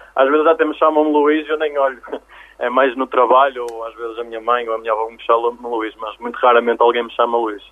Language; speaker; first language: Portuguese; early bilingual, other home language; French